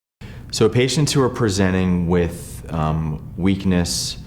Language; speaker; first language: English; native; English